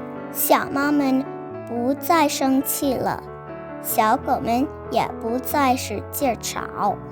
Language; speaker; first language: Chinese; non-native, learner; Vietnamese